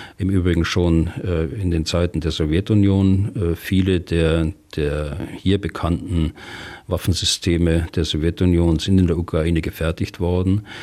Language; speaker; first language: German; native; German